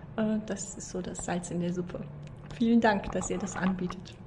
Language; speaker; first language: German; native; German